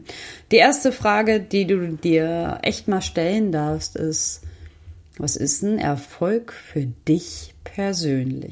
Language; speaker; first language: German; native; German